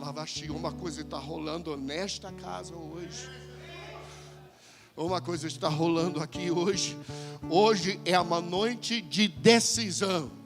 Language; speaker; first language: Portuguese; non-native, fluent; English